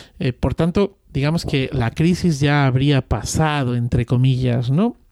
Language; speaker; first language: Spanish; native; Spanish